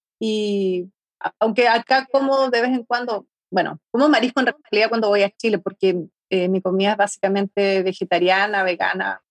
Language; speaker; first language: Spanish; native; Spanish